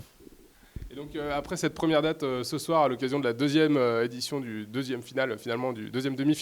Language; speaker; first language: French; native; French